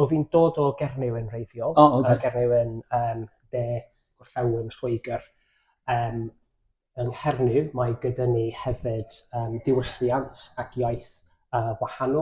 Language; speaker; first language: Welsh; non-native, fluent; English